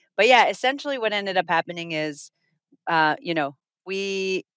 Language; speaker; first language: English; non-native, fluent; Finnish